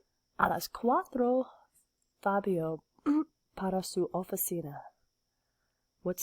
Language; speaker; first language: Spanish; non-native, fluent; English